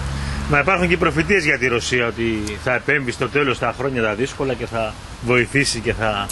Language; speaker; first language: Greek; native; Greek